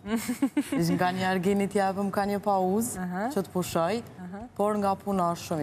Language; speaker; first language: Albanian; native; Albanian